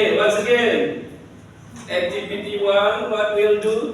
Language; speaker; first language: English; non-native, learner; Indonesian